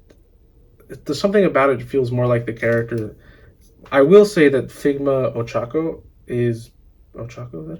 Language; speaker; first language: English; native; English